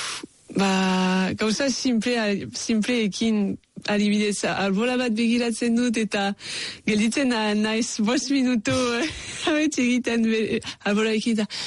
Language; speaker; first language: Basque; non-native, local second language; French